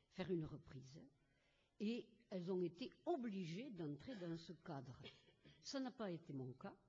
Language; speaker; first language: French; native; French